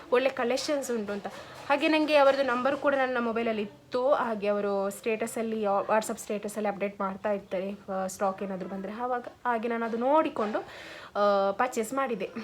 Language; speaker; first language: Kannada; non-native, local second language; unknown